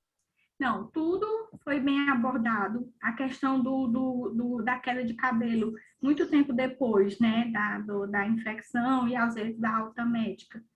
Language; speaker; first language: Portuguese; native; Portuguese